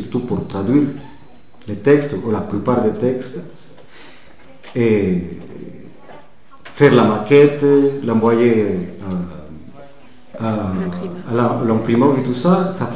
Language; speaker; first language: French; non-native, fluent; Spanish